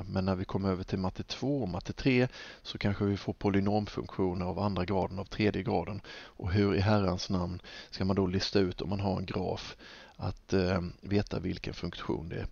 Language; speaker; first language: Swedish; native; Swedish